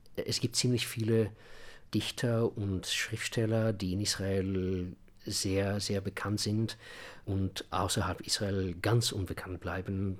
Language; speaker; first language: German; non-native, fluent; Russian